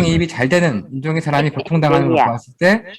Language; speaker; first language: Korean; native; Korean